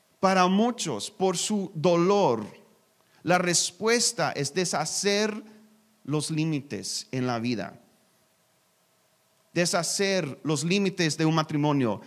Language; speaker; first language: Spanish; non-native, learner; English